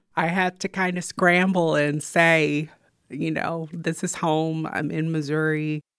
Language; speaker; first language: English; native; English